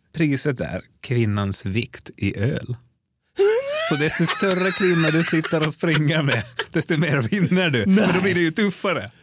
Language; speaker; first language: Swedish; native; Swedish